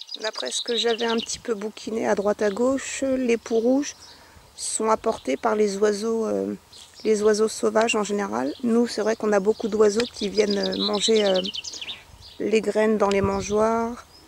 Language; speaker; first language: French; native; French